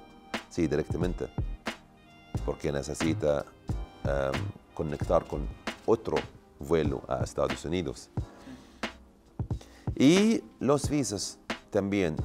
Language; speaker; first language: Spanish; non-native, learner; Arabic